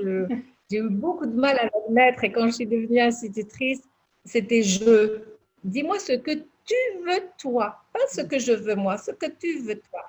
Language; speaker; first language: French; native; French